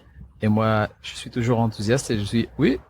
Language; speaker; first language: French; non-native, local second language; Dutch